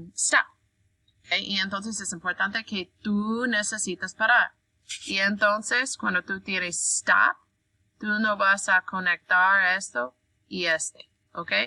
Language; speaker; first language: Spanish; non-native, learner; English